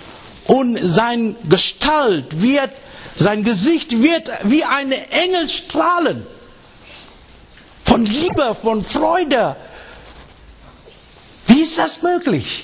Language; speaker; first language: German; non-native, fluent; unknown